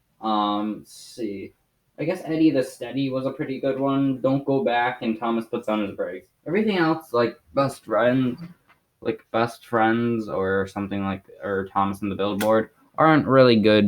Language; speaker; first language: English; native; English